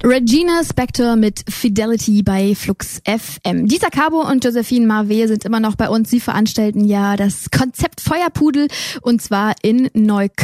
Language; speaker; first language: German; native; German